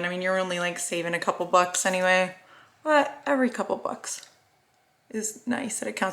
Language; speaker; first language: English; native; English